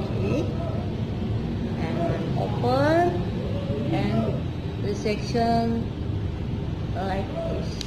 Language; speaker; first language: English; non-native, learner; Indonesian